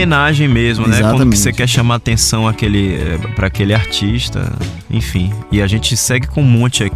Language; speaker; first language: Portuguese; native; Portuguese